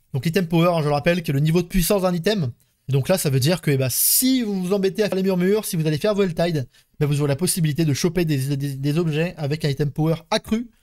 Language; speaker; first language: French; native; French